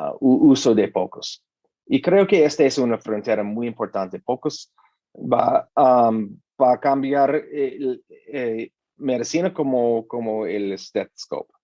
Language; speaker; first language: Spanish; non-native, learner; English